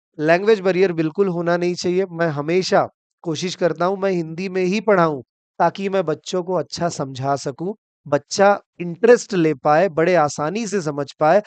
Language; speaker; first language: Hindi; native; Hindi